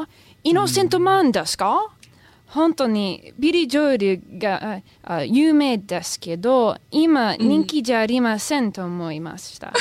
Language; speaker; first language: Japanese; non-native, learner; English